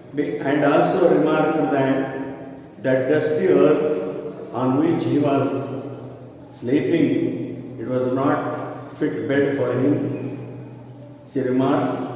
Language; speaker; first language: English; non-native, local second language; Kannada